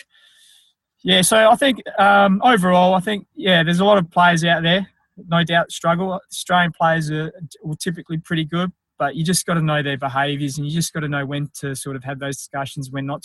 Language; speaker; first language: English; native; English